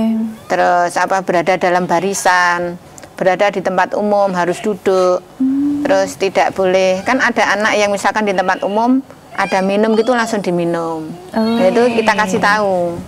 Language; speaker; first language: Indonesian; native; Indonesian